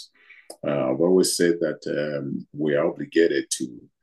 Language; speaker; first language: English; non-native, local second language; Igbo